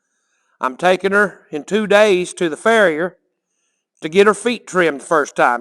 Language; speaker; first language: English; native; English